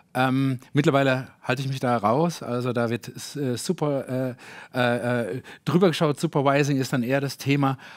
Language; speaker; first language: German; native; German